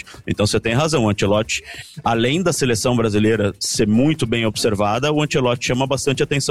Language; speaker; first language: Portuguese; native; Portuguese